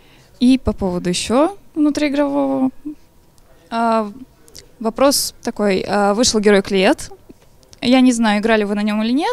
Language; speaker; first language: Russian; native; Russian